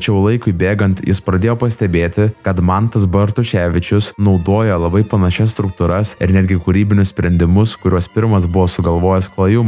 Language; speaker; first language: Lithuanian; native; Lithuanian